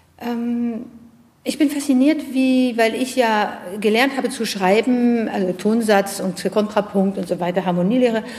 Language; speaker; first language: German; non-native, fluent; French